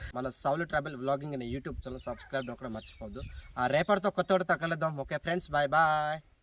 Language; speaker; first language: Telugu; non-native, local second language; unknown